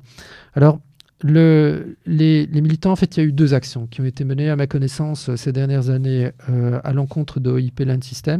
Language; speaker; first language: French; native; French